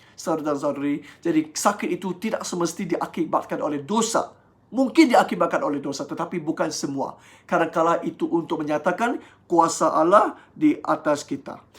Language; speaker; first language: Malay; non-native, local second language; Chinese